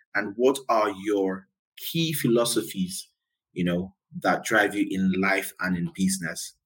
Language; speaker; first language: English; non-native, local second language; Yoruba